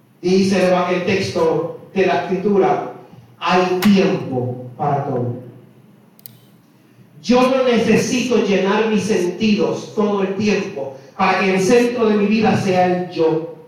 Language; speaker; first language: Spanish; native; Spanish